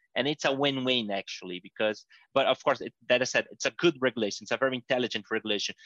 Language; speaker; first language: English; non-native, fluent; Portuguese